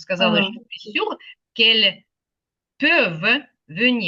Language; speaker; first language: French; non-native, fluent; Ukrainian